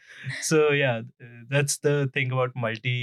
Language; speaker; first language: English; non-native, local second language; Punjabi